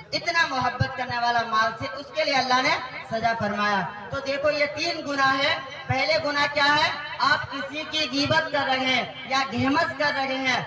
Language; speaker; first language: Urdu; non-native, local second language; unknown